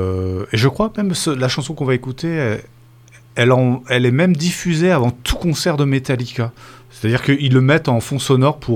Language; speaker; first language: French; native; French